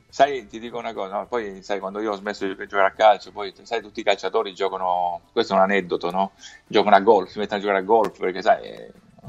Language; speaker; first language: Italian; native; Italian